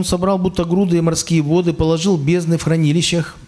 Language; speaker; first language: Russian; native; Russian